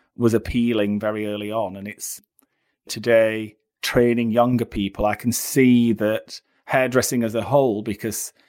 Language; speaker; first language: English; native; English